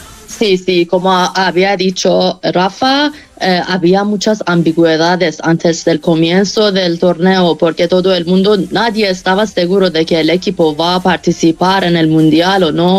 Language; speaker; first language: Spanish; non-native, fluent; Persian